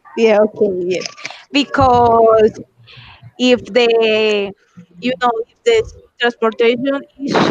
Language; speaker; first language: English; non-native, learner; Spanish